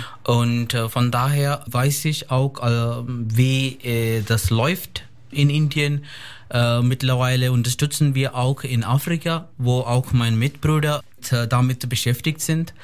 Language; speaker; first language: German; non-native, fluent; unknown